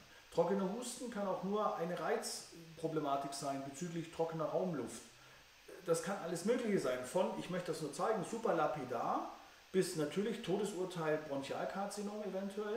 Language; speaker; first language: German; native; German